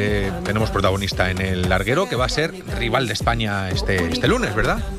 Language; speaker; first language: Spanish; native; Spanish